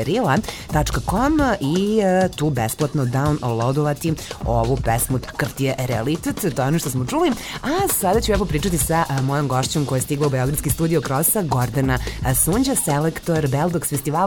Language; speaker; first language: Serbian; native; Serbian